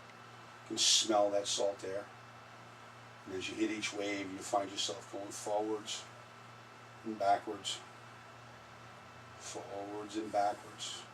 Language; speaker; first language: English; native; English